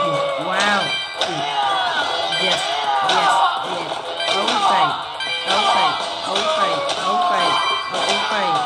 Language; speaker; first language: English; non-native, learner; Vietnamese